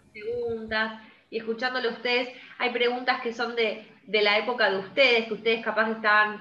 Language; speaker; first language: Spanish; native; Spanish